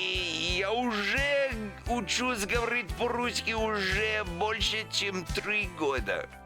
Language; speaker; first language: Russian; non-native, learner; English